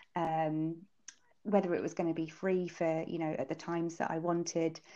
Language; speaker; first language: English; native; English